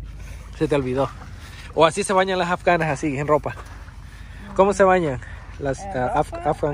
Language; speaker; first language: Spanish; native; Spanish